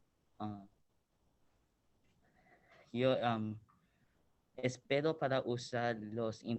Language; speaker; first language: Spanish; early bilingual, heritage; Spanish